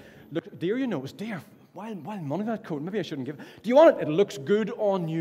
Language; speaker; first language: English; native; English